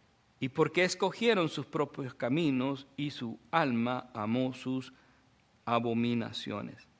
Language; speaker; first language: Spanish; native; Spanish